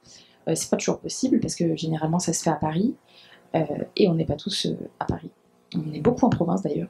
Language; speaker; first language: French; native; French